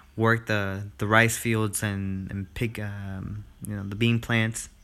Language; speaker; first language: English; early bilingual, other home language; Spanish